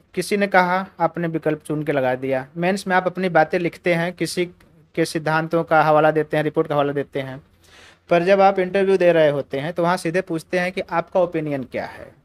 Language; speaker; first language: Hindi; native; Hindi